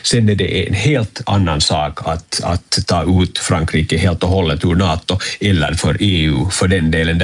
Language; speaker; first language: Swedish; native; Swedish